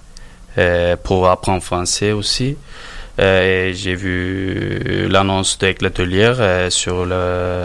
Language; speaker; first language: French; non-native, learner; Turkish